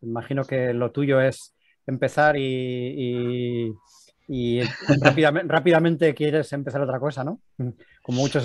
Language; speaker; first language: Spanish; native; Spanish